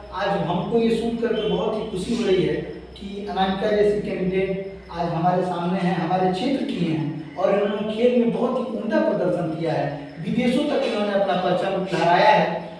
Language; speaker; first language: Hindi; native; Hindi